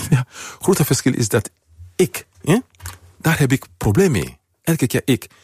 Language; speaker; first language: Dutch; non-native, fluent; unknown